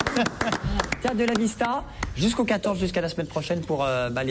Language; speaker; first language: French; native; French